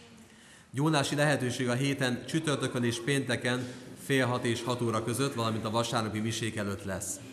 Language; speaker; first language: Hungarian; native; Hungarian